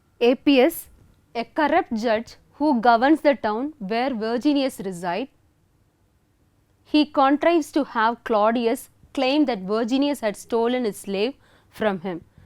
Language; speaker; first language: English; non-native, local second language; Tamil